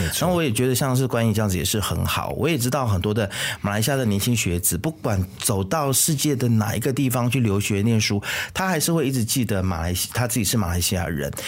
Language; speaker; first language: Chinese; native; Chinese